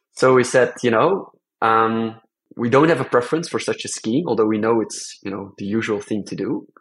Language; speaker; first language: English; non-native, fluent; Dutch